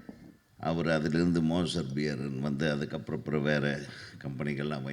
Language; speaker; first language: Tamil; native; Tamil